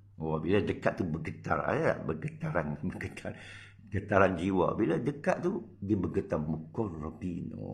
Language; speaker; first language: Malay; non-native, local second language; Min Nan Chinese